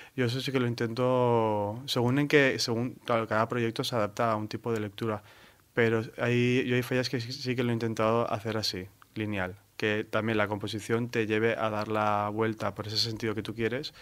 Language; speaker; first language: Spanish; native; Spanish